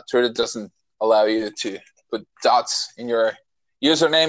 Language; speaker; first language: English; non-native, fluent; Spanish